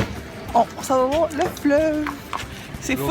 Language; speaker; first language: French; native; French